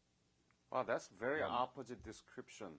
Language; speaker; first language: English; non-native, fluent; Korean